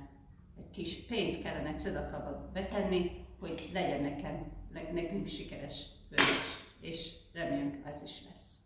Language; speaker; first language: Hungarian; early bilingual, heritage; Hungarian